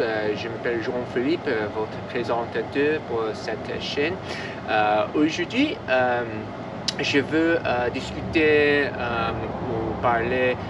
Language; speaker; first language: French; non-native, learner; English